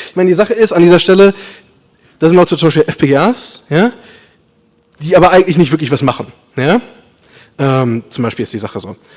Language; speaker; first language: German; native; German